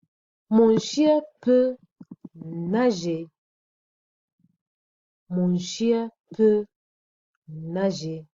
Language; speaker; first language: French; non-native, fluent; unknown